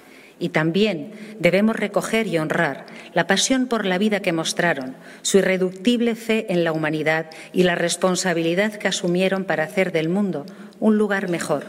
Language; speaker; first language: Spanish; native; Spanish